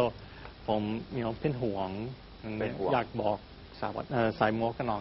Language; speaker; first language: Thai; non-native, learner; English